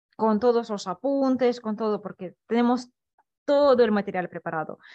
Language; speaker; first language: Spanish; non-native, fluent; Russian